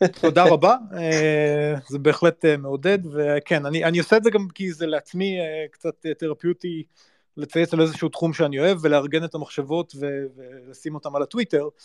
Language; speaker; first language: Hebrew; native; Hebrew